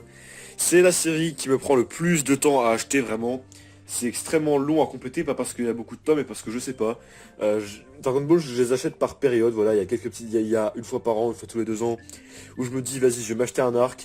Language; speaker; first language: French; native; French